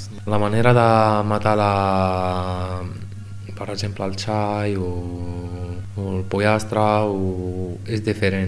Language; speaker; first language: Catalan; non-native, learner; Arabic